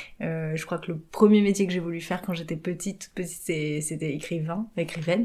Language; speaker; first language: French; native; French